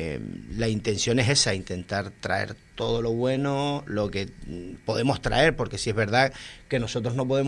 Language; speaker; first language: Spanish; native; Spanish